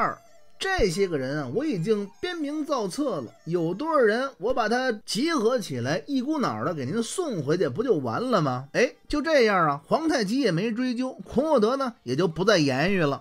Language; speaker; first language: Chinese; native; Chinese